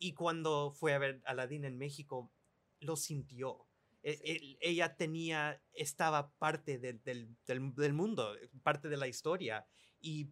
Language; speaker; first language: Spanish; early bilingual, other home language; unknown